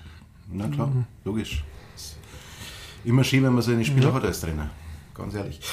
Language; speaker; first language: German; native; German